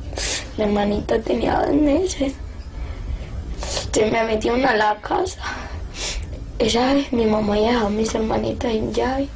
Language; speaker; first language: Spanish; native; Spanish